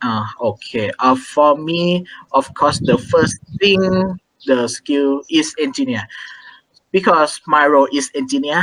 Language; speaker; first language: English; non-native, learner; Thai